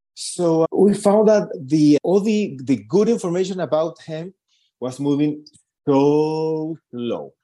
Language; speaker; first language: English; non-native, fluent; Spanish